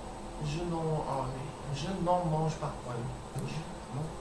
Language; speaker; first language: French; non-native, learner; English